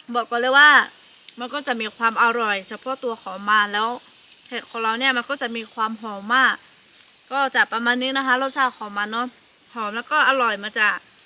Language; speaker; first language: Thai; non-native, local second language; Lahu